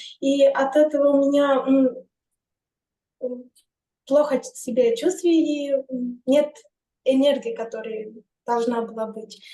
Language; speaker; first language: Russian; non-native, fluent; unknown